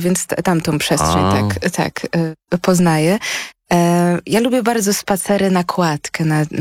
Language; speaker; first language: Polish; native; Polish